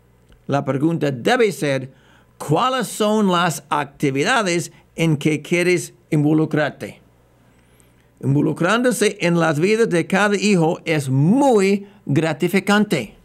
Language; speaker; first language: Spanish; non-native, fluent; English